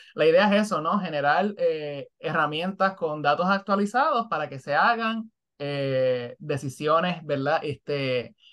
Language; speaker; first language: Spanish; native; Spanish